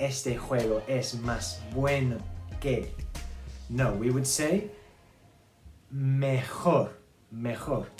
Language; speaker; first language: Spanish; non-native, fluent; English